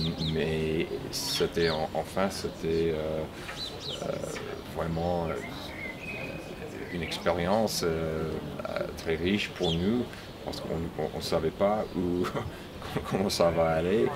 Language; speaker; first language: French; non-native, fluent; English